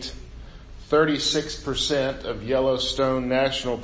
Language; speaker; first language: English; native; English